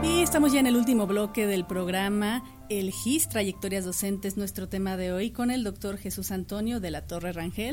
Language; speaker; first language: Spanish; native; Spanish